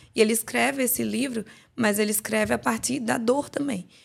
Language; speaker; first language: Portuguese; native; Portuguese